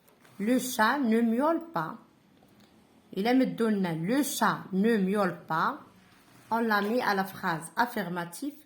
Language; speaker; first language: French; non-native, local second language; Arabic